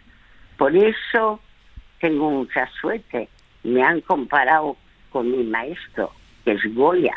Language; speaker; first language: Spanish; early bilingual, other home language; French